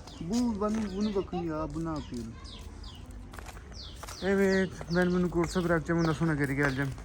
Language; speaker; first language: Turkish; non-native, learner; Urdu